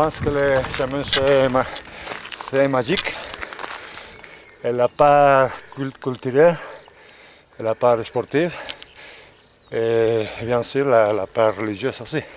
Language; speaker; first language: French; non-native, fluent; Hungarian